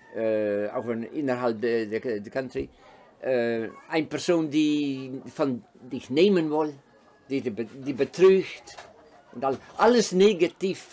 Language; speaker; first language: German; non-native, fluent; Dutch